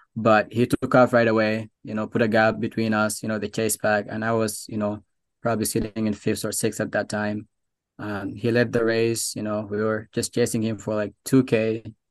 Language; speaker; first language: English; non-native, local second language; Arabic